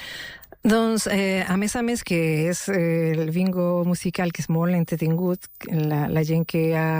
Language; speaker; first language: Catalan; non-native, local second language; Spanish